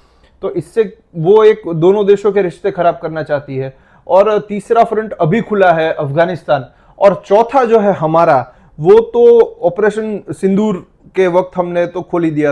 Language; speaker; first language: Hindi; non-native, local second language; Gujarati